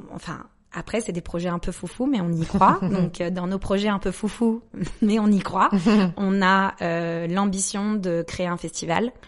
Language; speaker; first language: French; native; French